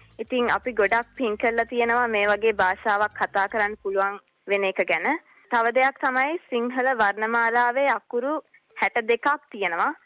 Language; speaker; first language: Sinhala; early bilingual, heritage; Sinhala